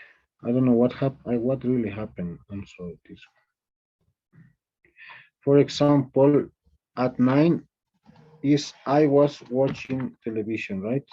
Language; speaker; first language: English; non-native, fluent; Spanish